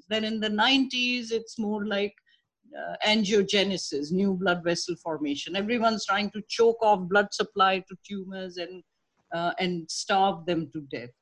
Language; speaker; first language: English; non-native, local second language; Urdu